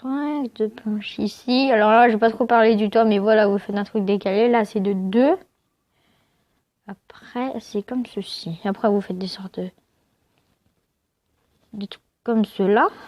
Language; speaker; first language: French; native; French